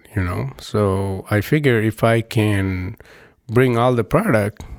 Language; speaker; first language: English; non-native, local second language; Nepali